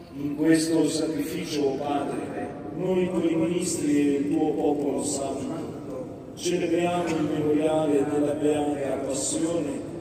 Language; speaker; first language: Italian; non-native, fluent; Igbo